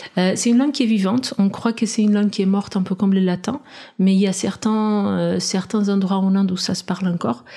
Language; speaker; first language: French; non-native, fluent; Portuguese